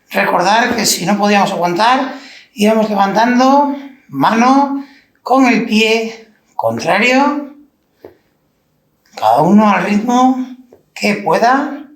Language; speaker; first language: Spanish; native; Spanish